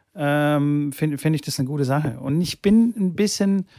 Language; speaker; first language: German; early bilingual, other home language; Bulgarian